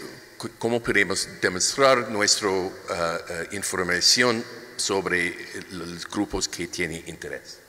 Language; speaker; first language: Spanish; non-native, learner; English